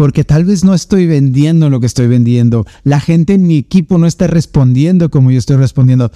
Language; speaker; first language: Spanish; native; Spanish